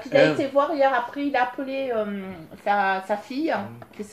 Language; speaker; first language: French; native; French